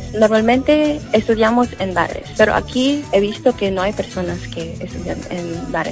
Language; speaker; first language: Spanish; non-native, fluent; Filipino